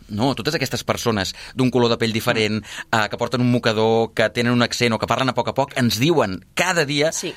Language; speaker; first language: Catalan; native; Catalan